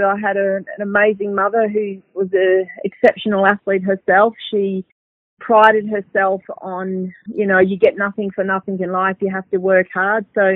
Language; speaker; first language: English; native; English